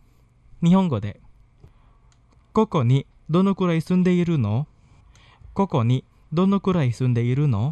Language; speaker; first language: Japanese; non-native, fluent; Indonesian